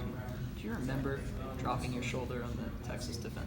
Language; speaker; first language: English; native; English